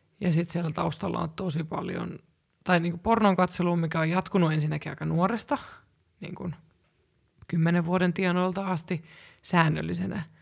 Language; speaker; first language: Finnish; native; Finnish